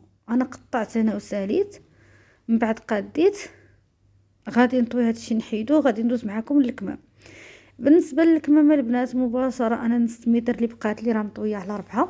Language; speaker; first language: Arabic; native; Arabic